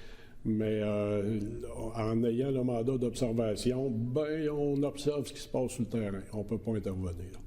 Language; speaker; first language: French; native; French